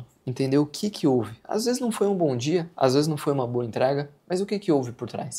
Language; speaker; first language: Portuguese; native; Portuguese